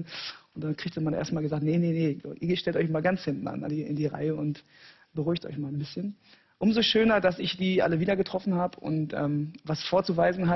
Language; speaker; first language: German; native; German